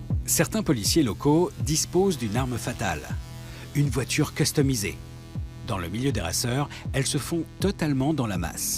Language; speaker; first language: French; native; French